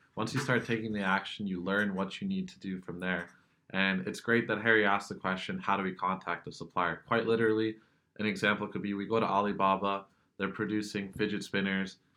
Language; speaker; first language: English; native; English